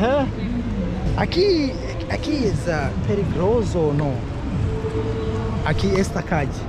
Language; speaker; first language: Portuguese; non-native, learner; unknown